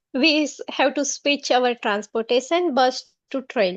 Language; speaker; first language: English; non-native, learner; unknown